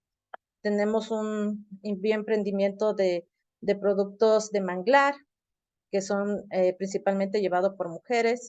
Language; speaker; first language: Spanish; native; Spanish